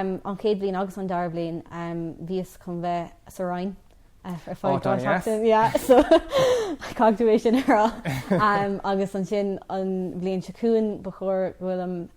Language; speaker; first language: Irish; non-native, local second language; English